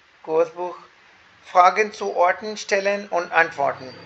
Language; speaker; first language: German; non-native, fluent; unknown